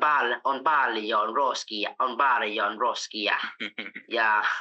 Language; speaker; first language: Finnish; non-native, learner; Vietnamese